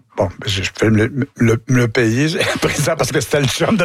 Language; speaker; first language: French; native; French